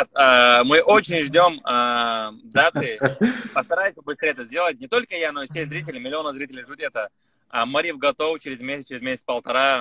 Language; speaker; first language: Russian; native; Russian